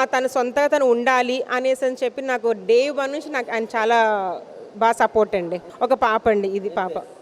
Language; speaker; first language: Telugu; native; Telugu